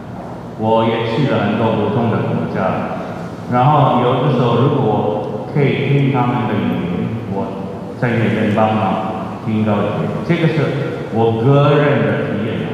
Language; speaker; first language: Chinese; non-native, fluent; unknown